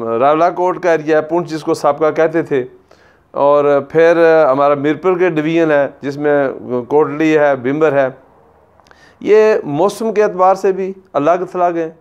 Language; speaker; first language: Urdu; non-native, local second language; Punjabi